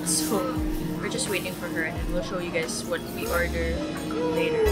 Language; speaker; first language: English; non-native, local second language; Filipino